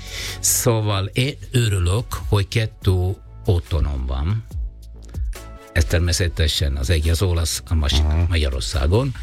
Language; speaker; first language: Hungarian; non-native, fluent; Italian